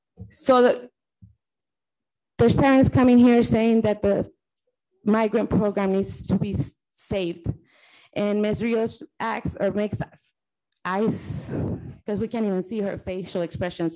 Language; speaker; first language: English; early bilingual, other home language; Spanish